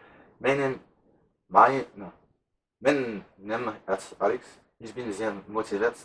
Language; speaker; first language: German; non-native, learner; French